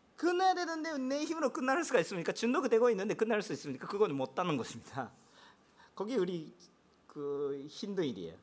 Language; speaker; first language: Korean; non-native, fluent; Japanese